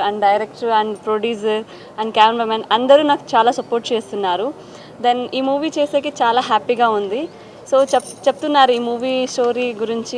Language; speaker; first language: Telugu; early bilingual, heritage; Telugu